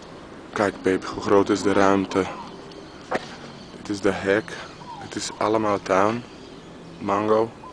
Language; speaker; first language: Dutch; non-native, fluent; Portuguese